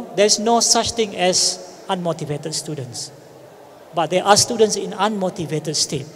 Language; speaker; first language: English; non-native, local second language; Malay